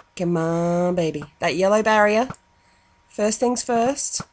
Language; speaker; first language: English; native; English